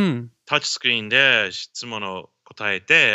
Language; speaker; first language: Japanese; non-native, learner; English